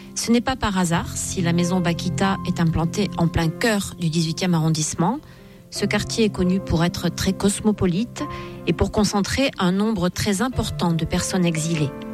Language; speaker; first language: French; native; French